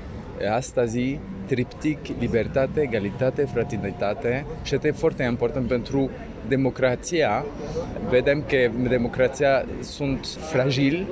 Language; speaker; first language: Romanian; non-native, learner; French